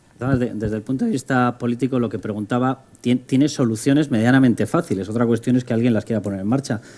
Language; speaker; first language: Spanish; native; Spanish